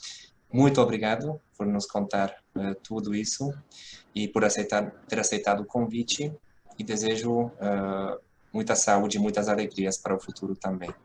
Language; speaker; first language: Portuguese; non-native, fluent; Hungarian